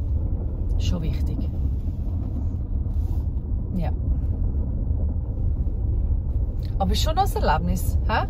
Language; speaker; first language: German; native; German